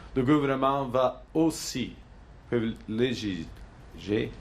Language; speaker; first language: French; non-native, local second language; English